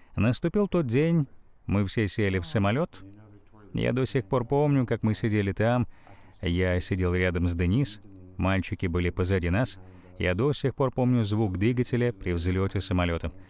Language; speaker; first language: Russian; non-native, fluent; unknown